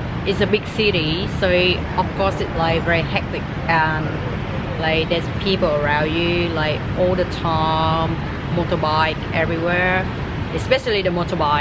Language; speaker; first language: English; non-native, fluent; Vietnamese